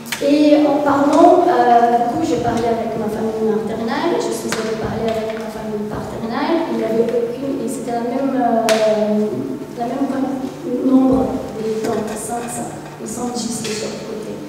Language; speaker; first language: French; non-native, fluent; Portuguese